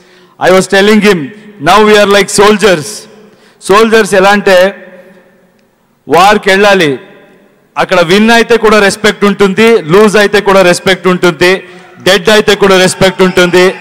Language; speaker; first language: Telugu; non-native, learner; Kannada